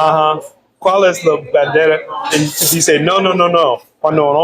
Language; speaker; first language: Spanish; non-native, learner; English